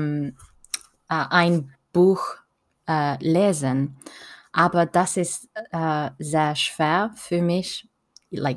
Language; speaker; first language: German; non-native, learner; French